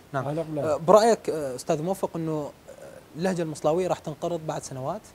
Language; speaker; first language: Arabic; native; Arabic